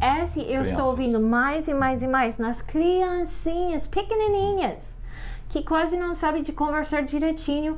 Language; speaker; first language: Portuguese; non-native, fluent; English